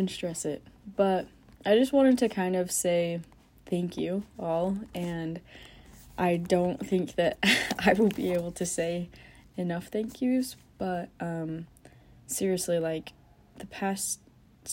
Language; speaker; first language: English; native; English